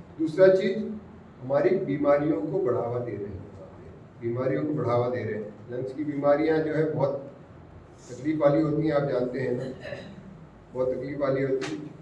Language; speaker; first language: Hindi; non-native, local second language; Marathi